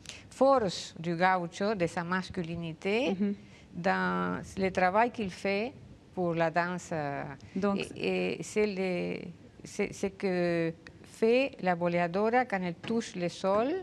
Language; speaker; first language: French; non-native, fluent; Spanish